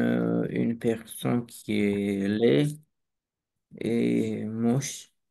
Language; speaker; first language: French; non-native, learner; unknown